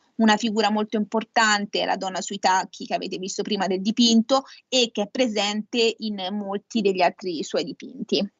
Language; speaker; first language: Italian; native; Italian